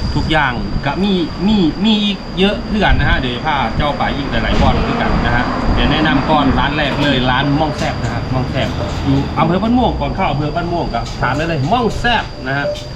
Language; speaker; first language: Thai; native; Thai